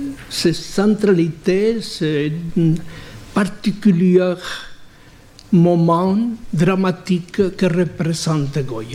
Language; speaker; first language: French; non-native, fluent; Spanish